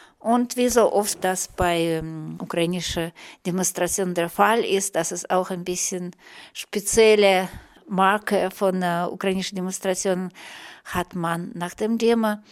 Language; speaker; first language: German; non-native, fluent; Russian